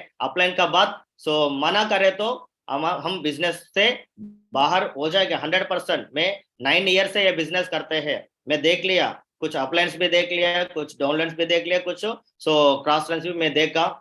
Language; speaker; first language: Hindi; non-native, local second language; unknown